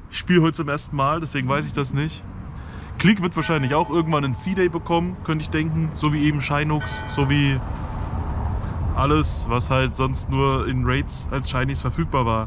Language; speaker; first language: German; native; German